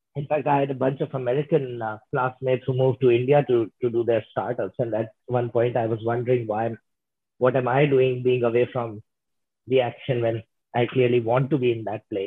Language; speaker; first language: English; non-native, local second language; Hindi